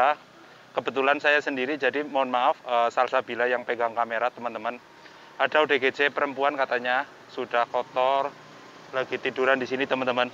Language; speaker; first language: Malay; non-native, local second language; Javanese